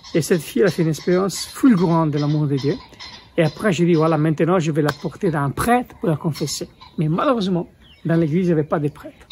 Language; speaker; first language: French; non-native, fluent; Italian